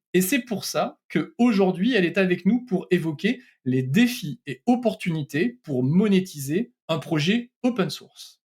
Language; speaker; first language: French; native; French